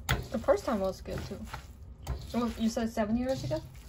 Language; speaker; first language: English; non-native, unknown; Korean